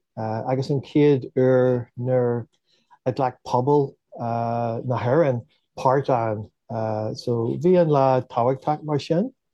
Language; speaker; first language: Irish; non-native, local second language; English